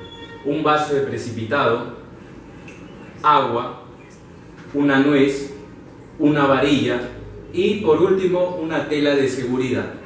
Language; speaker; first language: Spanish; native; Spanish